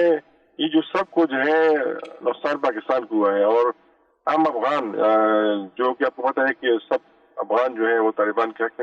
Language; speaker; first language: Hindi; non-native, local second language; Pashto